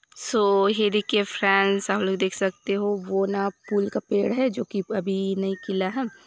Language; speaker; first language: Hindi; native; Hindi